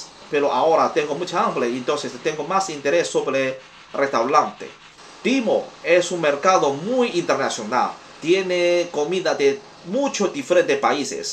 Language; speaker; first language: Spanish; non-native, learner; Chinese